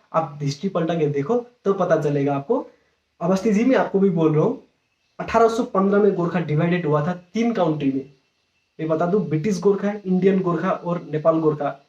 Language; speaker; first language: Hindi; non-native, local second language; Nepali